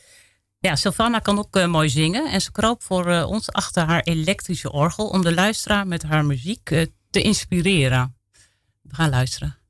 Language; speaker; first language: Dutch; native; Dutch